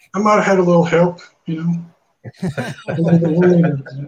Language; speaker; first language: English; native; English